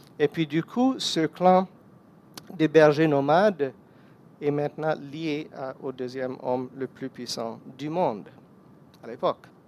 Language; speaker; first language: French; non-native, fluent; English